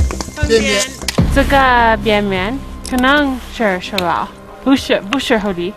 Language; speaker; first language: Chinese; non-native, learner; French